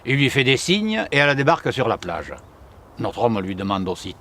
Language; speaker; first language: French; native; French